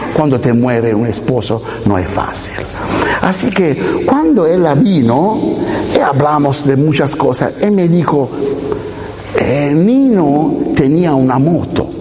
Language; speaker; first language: Spanish; non-native, fluent; Italian